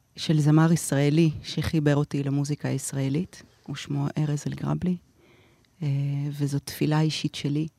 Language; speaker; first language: Hebrew; non-native, fluent; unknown